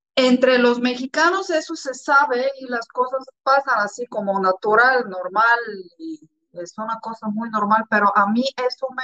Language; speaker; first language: Spanish; non-native, fluent; Bulgarian